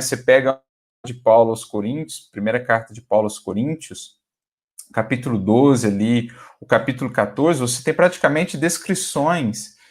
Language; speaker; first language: Portuguese; native; Portuguese